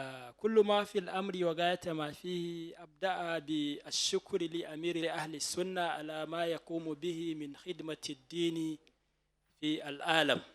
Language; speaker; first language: Arabic; non-native, fluent; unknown